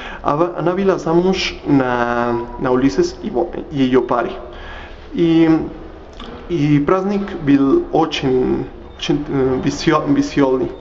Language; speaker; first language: Russian; non-native, learner; Spanish